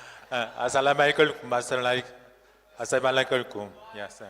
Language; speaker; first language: Indonesian; non-native, learner; Korean